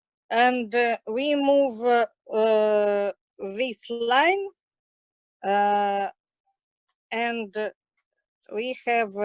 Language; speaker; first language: English; non-native, learner; Russian